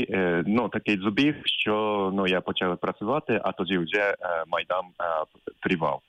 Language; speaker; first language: Ukrainian; non-native, fluent; Japanese